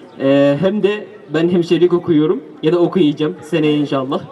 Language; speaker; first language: Turkish; non-native, learner; Arabic